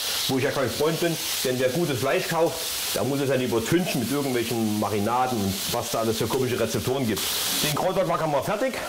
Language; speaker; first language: German; native; German